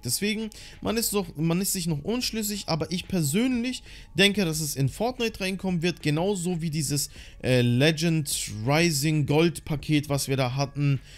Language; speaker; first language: German; native; German